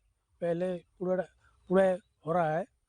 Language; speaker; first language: Hindi; non-native, local second language; Bangla